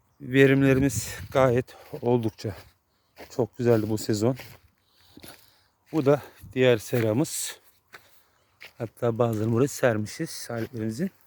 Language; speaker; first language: Turkish; native; Turkish